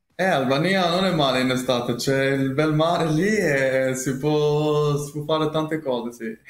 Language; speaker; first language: Italian; non-native, learner; Albanian